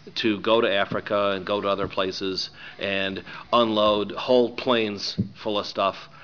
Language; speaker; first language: English; native; English